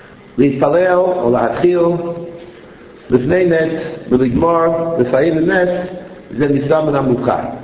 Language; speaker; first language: Hebrew; non-native, fluent; English